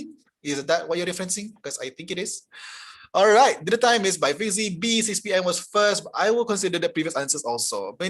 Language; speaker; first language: English; non-native, local second language; Malay